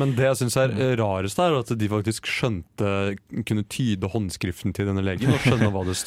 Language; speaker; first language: Norwegian; native; Norwegian